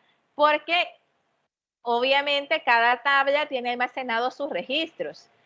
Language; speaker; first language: Spanish; native; Spanish